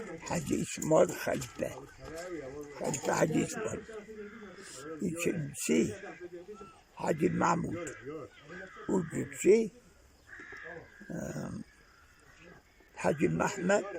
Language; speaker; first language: Turkish; non-native, local second language; Kurdish